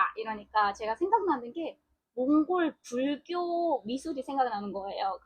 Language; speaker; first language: Korean; non-native, fluent; Mongolian